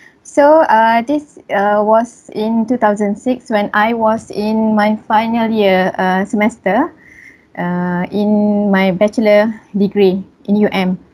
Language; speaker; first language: English; non-native, local second language; Malay